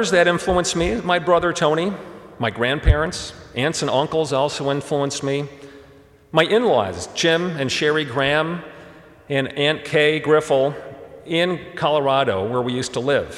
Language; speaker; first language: English; early bilingual, other home language; German